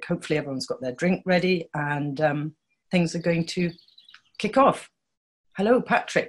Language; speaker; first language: English; native; English